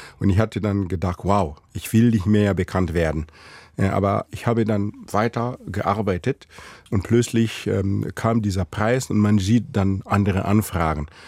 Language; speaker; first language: German; non-native, fluent; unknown